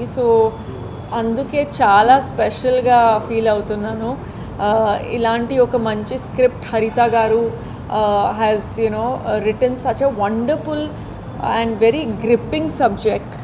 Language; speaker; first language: Telugu; non-native, fluent; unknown